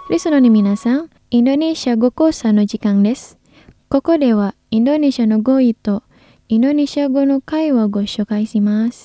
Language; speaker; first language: Japanese; non-native, fluent; Indonesian